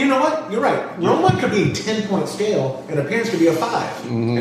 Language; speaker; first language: English; native; English